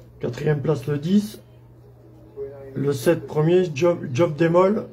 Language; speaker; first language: French; native; French